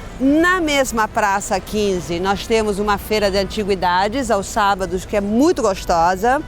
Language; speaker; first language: Portuguese; early bilingual, other home language; Spanish